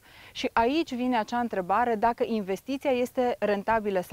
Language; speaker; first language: Romanian; native; Romanian